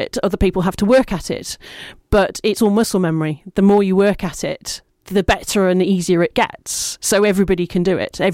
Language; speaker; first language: English; native; English